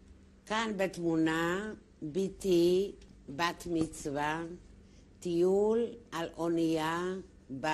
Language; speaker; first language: Hebrew; non-native, fluent; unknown